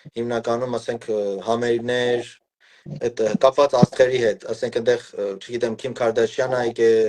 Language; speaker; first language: Armenian; early bilingual, heritage; Armenian